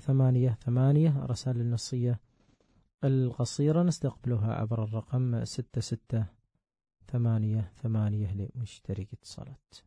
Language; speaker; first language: Arabic; native; Arabic